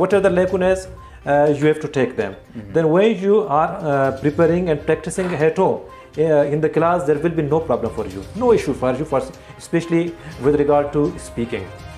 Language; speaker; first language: English; non-native, local second language; Baluchi